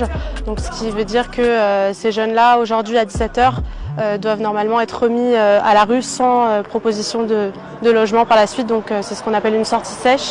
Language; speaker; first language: French; native; French